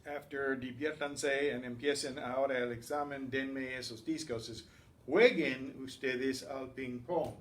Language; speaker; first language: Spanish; non-native, fluent; English